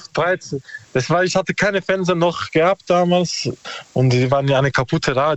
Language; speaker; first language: German; non-native, learner; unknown